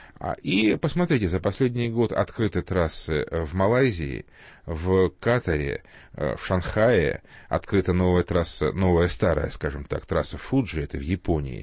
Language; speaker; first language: Russian; native; Russian